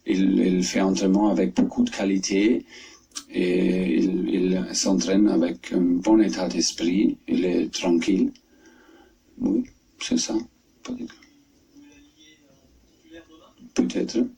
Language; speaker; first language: French; non-native, fluent; German